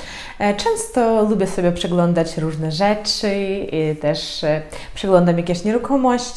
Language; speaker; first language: Polish; non-native, fluent; Ukrainian